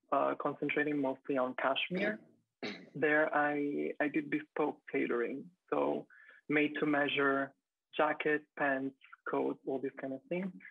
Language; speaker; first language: English; non-native, fluent; Italian